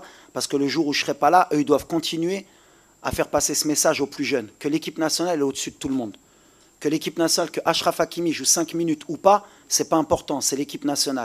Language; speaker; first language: French; native; French